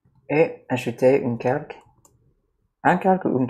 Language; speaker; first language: French; non-native, learner; English